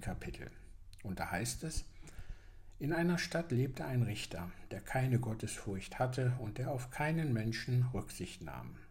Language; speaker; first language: German; native; German